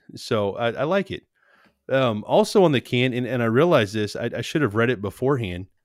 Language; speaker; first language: English; native; English